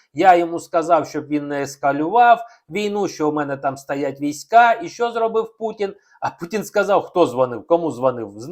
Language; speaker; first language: Ukrainian; non-native, local second language; Russian